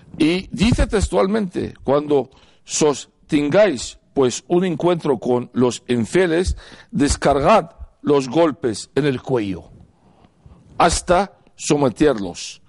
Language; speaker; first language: Spanish; non-native, fluent; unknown